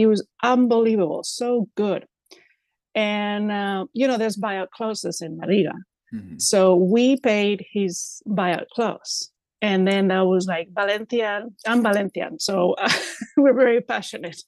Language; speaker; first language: English; non-native, fluent; Spanish